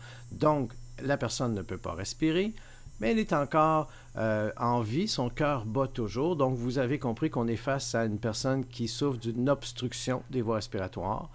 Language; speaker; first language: French; native; French